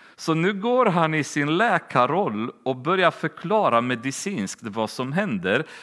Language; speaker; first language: Swedish; native; Swedish